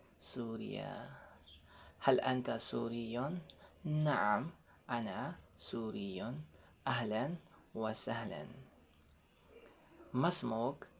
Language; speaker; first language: Arabic; non-native, fluent; Burmese